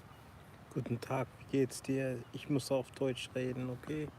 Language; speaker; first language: German; non-native, learner; English